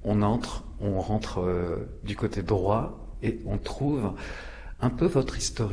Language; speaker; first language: French; native; French